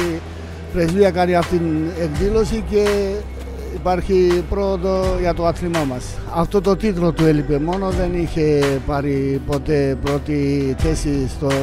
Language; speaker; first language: Greek; non-native, fluent; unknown